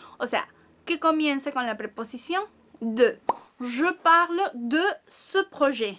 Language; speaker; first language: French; non-native, fluent; Spanish